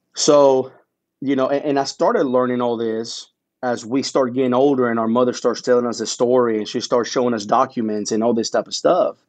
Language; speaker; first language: English; early bilingual, other home language; Spanish